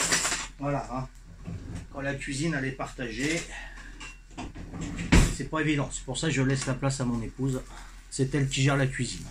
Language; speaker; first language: French; native; French